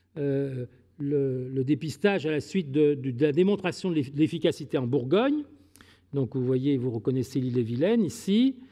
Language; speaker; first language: French; native; French